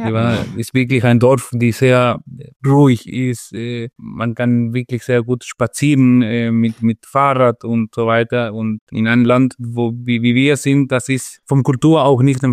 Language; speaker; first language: German; non-native, fluent; Spanish